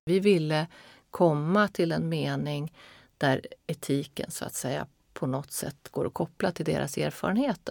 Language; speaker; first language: Swedish; native; Swedish